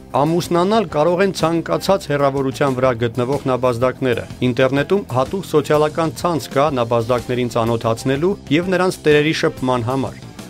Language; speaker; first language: Armenian; native; Armenian